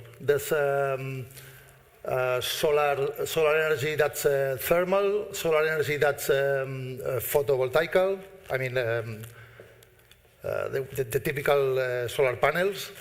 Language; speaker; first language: English; non-native, fluent; Spanish